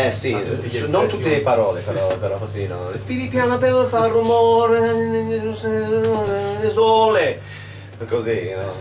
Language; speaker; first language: Italian; non-native, learner; English